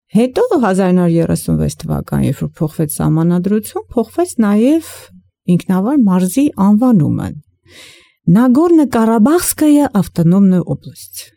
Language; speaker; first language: Armenian; native; Armenian